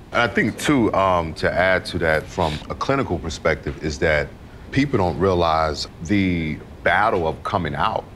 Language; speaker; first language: English; native; English